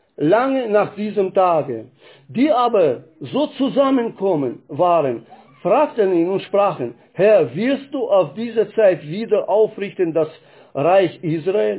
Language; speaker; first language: German; non-native, fluent; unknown